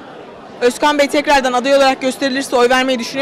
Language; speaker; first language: Turkish; native; Turkish